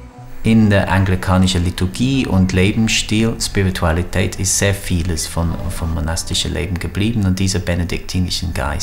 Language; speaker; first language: German; non-native, fluent; English